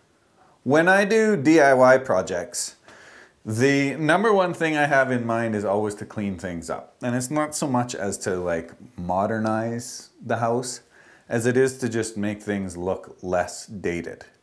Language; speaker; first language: English; native; English